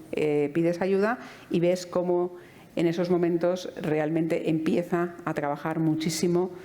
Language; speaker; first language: Spanish; native; Spanish